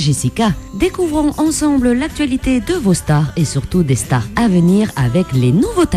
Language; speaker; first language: French; native; French